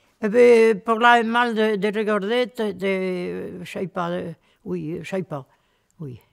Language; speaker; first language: Occitan; native; Occitan